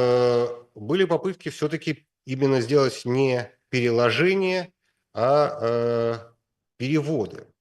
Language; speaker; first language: Russian; native; Russian